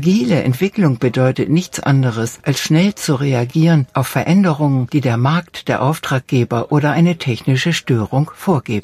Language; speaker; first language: German; native; German